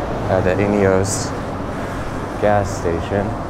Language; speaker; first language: English; native; English